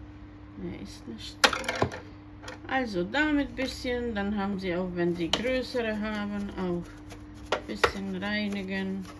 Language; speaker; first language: German; non-native, fluent; Croatian